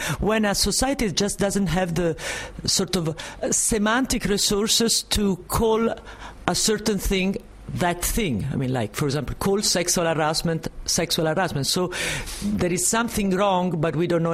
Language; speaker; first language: English; non-native, fluent; Italian